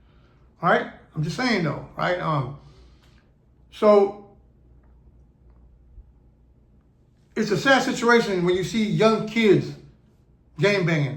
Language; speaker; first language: English; native; English